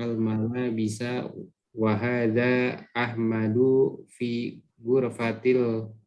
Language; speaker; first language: Arabic; non-native, learner; Indonesian